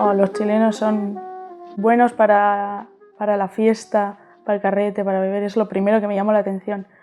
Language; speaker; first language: Spanish; non-native, fluent; Turkish